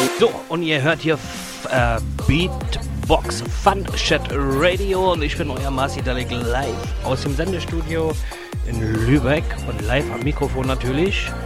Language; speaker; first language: German; native; German